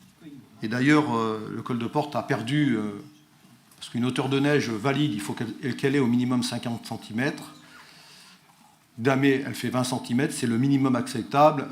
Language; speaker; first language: French; native; French